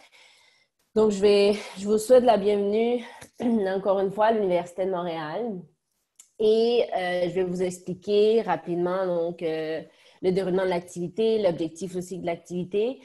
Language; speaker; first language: French; native; French